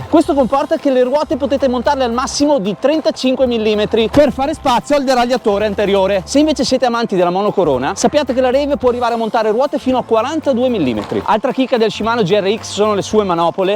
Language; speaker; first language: Italian; native; Italian